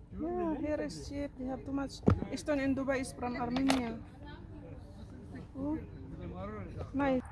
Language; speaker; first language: English; non-native, local second language; Filipino